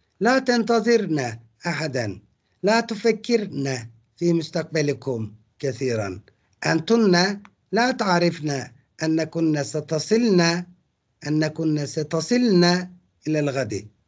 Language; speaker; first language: Arabic; non-native, fluent; Turkish